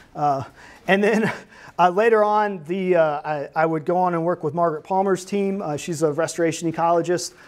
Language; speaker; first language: English; native; English